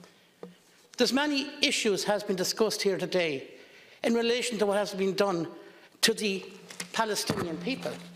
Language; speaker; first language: English; native; English